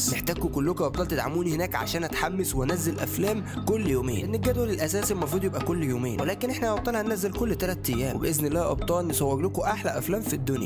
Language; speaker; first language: Arabic; native; Arabic